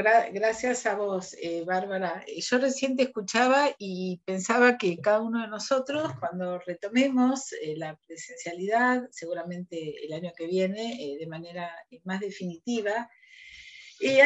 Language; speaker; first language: Spanish; native; Spanish